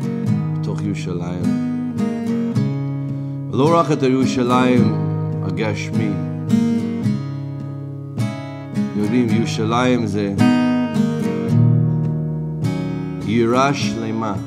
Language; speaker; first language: Hebrew; non-native, fluent; English